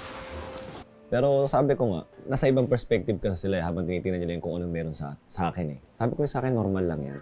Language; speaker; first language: Filipino; native; Filipino